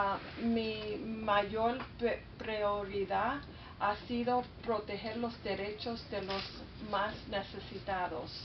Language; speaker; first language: Spanish; early bilingual, heritage; Spanish